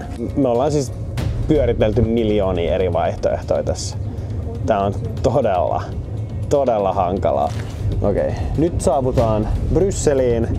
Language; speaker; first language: Finnish; native; Finnish